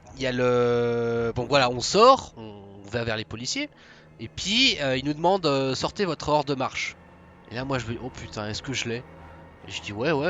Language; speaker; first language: French; native; French